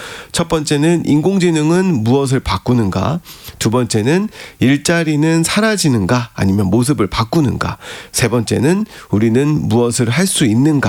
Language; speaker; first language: Korean; native; Korean